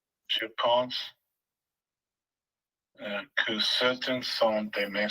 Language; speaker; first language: French; non-native, learner; English